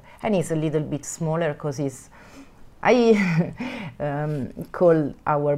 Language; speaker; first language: English; non-native, fluent; Italian